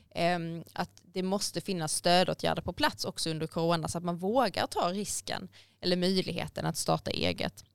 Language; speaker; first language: Swedish; native; Swedish